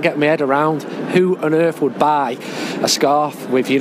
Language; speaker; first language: English; native; English